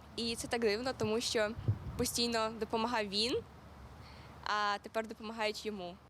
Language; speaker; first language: Ukrainian; native; Ukrainian